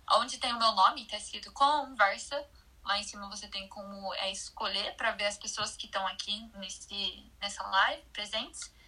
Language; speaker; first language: Portuguese; native; Portuguese